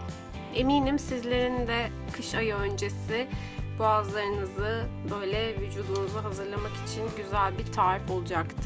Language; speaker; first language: Turkish; native; Turkish